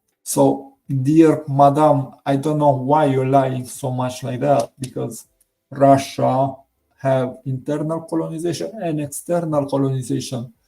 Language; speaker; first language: English; non-native, learner; Romanian